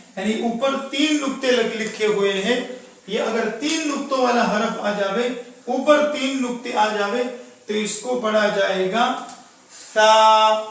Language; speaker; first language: Urdu; non-native, local second language; Gujarati